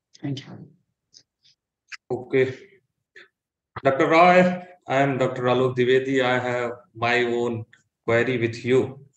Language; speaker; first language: English; non-native, local second language; Hindi